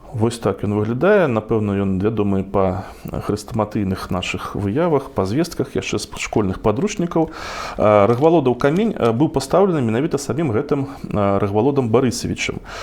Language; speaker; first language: Belarusian; non-native, local second language; Russian